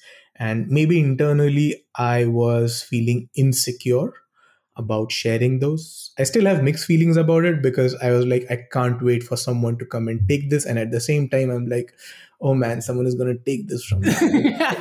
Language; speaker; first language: English; non-native, local second language; Hindi